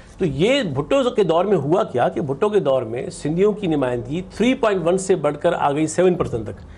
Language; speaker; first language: Urdu; non-native, local second language; Sindhi